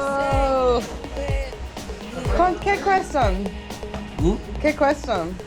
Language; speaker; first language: Spanish; non-native, learner; English